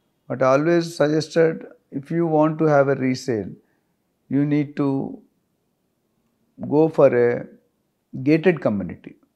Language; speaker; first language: English; non-native, local second language; Telugu